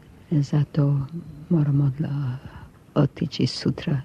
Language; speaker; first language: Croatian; non-native, local second language; Albanian